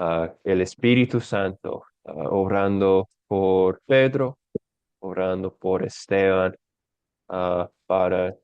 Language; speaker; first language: Spanish; non-native, fluent; English